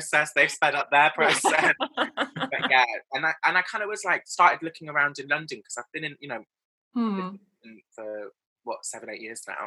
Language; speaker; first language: English; native; English